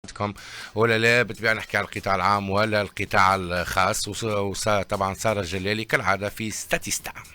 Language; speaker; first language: Arabic; native; Arabic